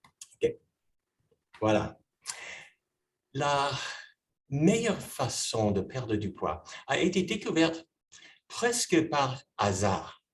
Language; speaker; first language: French; non-native, fluent; English